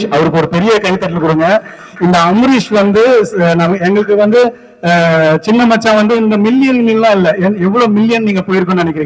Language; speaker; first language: Tamil; native; Tamil